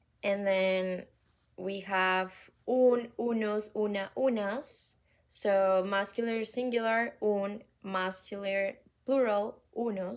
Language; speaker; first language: Spanish; non-native, fluent; English